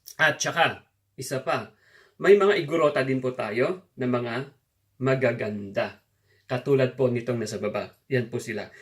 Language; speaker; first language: Filipino; non-native, local second language; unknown